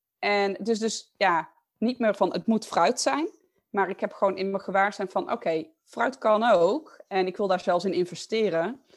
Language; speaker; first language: Dutch; native; Dutch